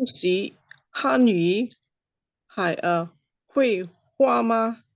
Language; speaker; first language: Chinese; non-native, learner; Indonesian